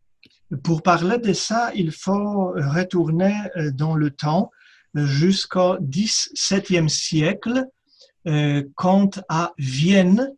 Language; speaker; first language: French; non-native, fluent; Polish